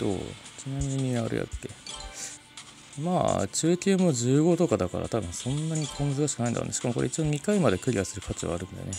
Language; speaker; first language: Japanese; native; Japanese